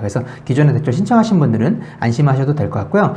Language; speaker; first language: Korean; native; Korean